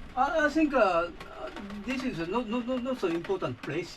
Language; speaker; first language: English; non-native, learner; Japanese